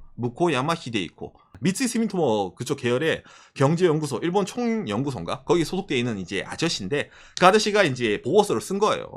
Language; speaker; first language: Korean; native; Korean